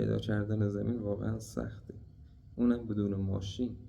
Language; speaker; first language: Persian; native; Persian